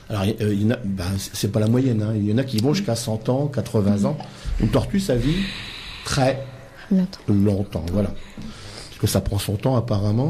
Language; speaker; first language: French; native; French